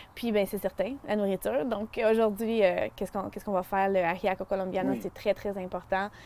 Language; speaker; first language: French; early bilingual, other home language; Spanish